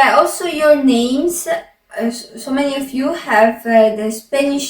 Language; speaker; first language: English; non-native, fluent; Arabic